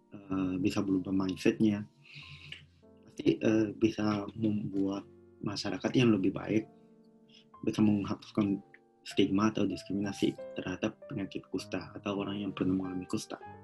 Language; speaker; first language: Indonesian; non-native, local second language; Japanese